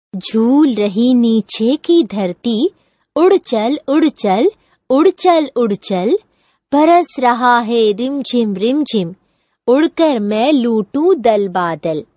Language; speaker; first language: Hindi; non-native, local second language; Gujarati